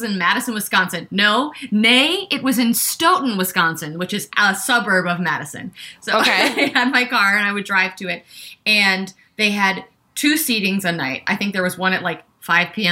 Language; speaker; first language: English; native; English